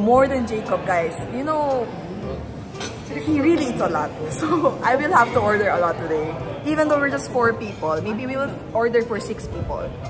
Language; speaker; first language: English; non-native, local second language; Korean